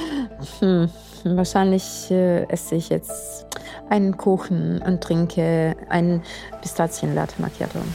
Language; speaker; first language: German; non-native, fluent; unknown